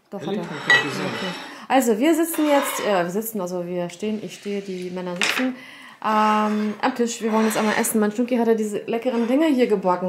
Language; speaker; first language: German; native; German